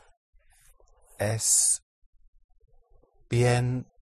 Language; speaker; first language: Spanish; non-native, learner; English